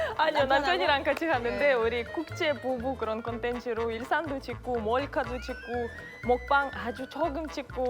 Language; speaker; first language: Korean; non-native, fluent; Russian